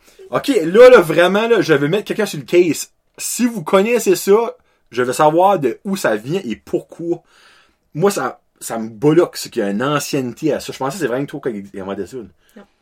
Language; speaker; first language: French; native; French